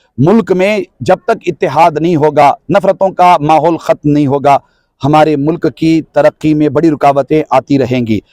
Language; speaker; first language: Urdu; native; Urdu